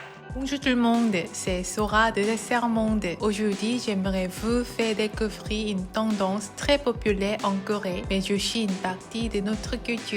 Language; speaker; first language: French; non-native, fluent; Korean